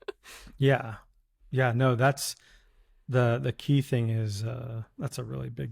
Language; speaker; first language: English; native; English